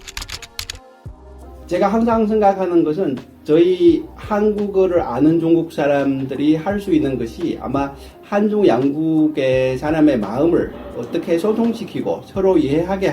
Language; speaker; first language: Korean; non-native, fluent; Chinese